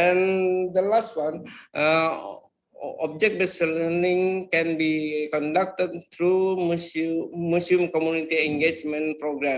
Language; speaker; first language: English; non-native, fluent; Indonesian